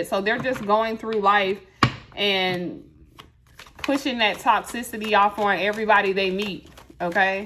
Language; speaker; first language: English; native; English